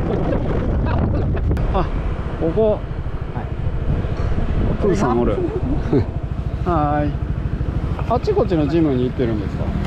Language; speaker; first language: Japanese; native; Japanese